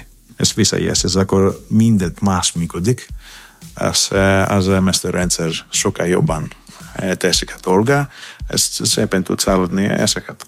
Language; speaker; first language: Hungarian; non-native, learner; Greek